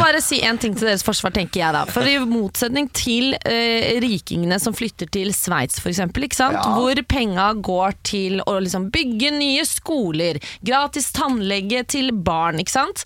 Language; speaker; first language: Norwegian; native; Norwegian